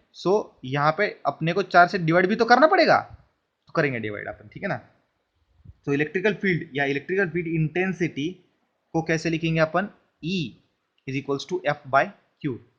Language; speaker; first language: Hindi; non-native, local second language; Marathi